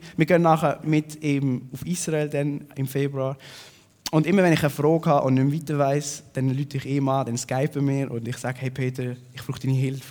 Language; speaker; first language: German; native; German